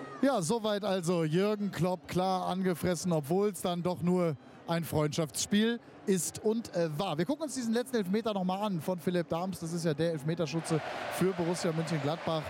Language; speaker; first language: German; native; German